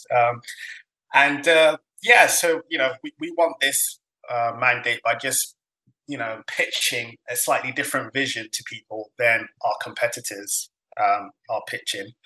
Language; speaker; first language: English; non-native, fluent; Somali